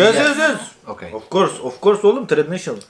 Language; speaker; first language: English; non-native, learner; Turkish